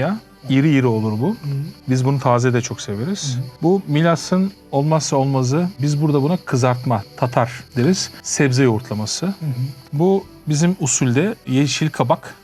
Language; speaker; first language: Turkish; native; Turkish